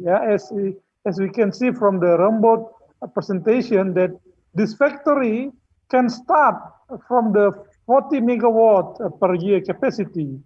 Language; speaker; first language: English; non-native, learner; Indonesian